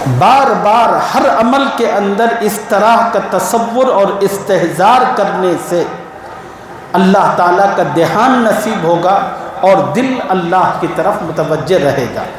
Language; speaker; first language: Urdu; native; Urdu